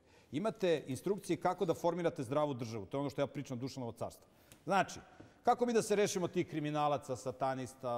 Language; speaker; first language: Serbian; native; Serbian